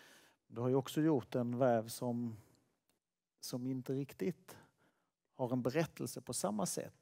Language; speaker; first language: Swedish; native; Swedish